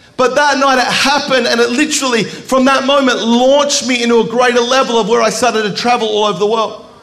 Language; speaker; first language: English; native; English